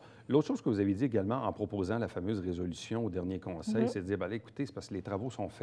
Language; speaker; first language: French; native; French